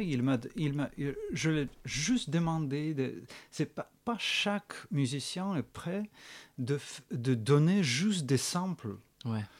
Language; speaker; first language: French; non-native, fluent; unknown